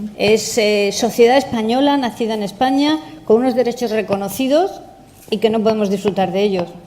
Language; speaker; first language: Spanish; native; Spanish